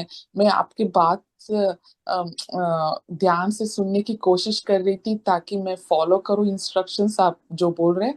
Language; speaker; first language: Hindi; non-native, local second language; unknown